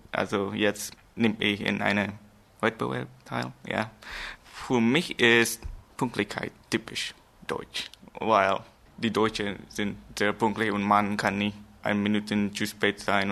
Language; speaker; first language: German; non-native, learner; Indonesian